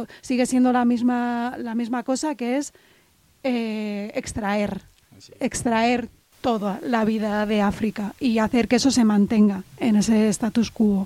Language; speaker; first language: Spanish; native; Spanish